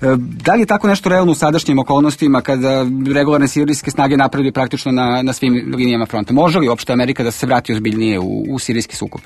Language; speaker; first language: Serbian; native; Serbian